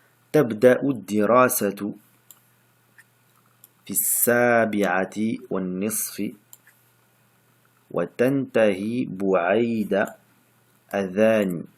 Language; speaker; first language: Arabic; non-native, fluent; French